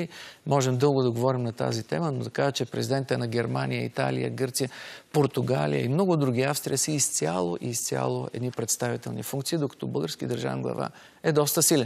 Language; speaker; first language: Bulgarian; native; Bulgarian